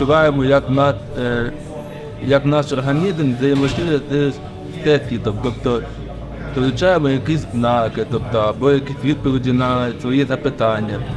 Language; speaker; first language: Ukrainian; native; Ukrainian